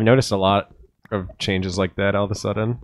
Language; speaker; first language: English; native; English